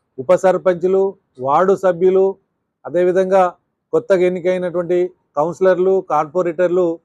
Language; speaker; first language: Telugu; non-native, local second language; Lambadi